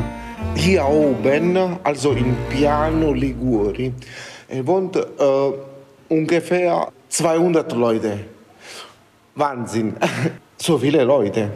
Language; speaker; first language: German; non-native, learner; Italian